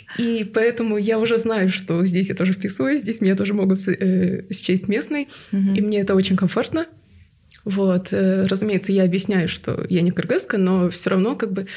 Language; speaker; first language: Russian; non-native, local second language; Tuvinian